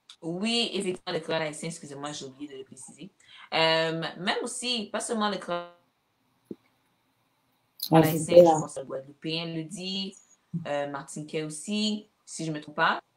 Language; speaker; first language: French; native; French